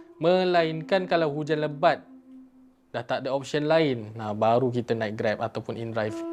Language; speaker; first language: Malay; non-native, local second language; Chinese